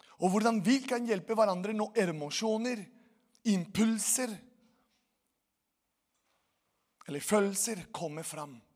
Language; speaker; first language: Norwegian; non-native, fluent; Portuguese